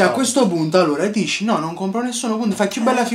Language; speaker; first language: Italian; native; Italian